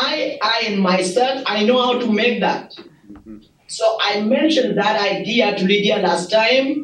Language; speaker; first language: English; non-native, learner; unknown